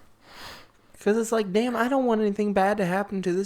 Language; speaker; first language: English; native; English